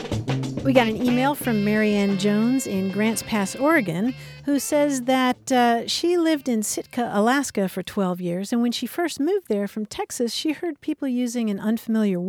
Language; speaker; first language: English; native; English